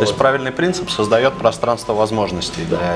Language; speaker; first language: Russian; native; Russian